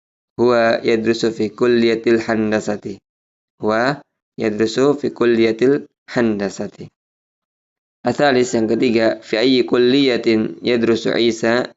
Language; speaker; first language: Arabic; non-native, fluent; Indonesian